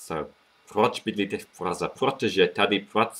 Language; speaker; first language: Czech; non-native, fluent; English